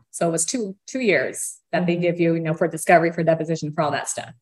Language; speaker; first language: English; early bilingual, other home language; Portuguese